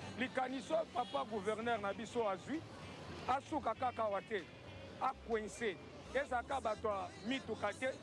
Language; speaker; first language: Lingala; native; Lingala